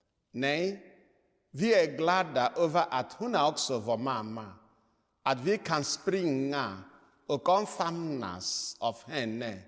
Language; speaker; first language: Swedish; non-native, fluent; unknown